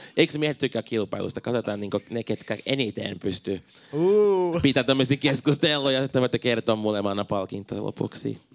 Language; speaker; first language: Finnish; non-native, fluent; Portuguese